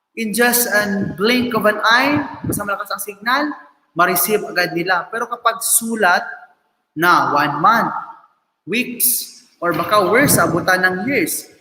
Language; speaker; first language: Filipino; non-native, local second language; Hiligaynon